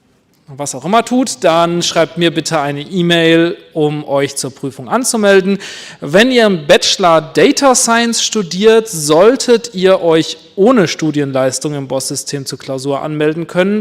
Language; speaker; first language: German; native; German